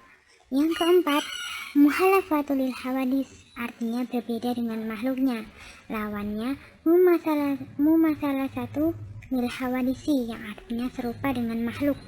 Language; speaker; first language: Indonesian; native; Indonesian